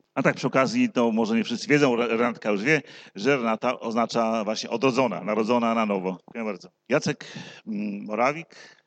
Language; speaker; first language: Polish; native; Polish